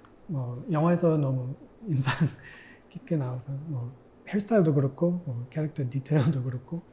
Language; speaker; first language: Korean; non-native, fluent; English